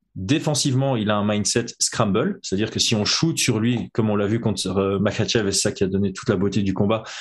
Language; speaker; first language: French; native; French